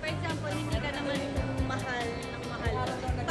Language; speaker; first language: Filipino; native; Filipino